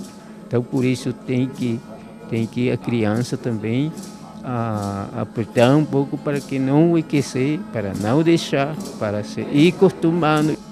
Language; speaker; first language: Portuguese; non-native, local second language; Guarani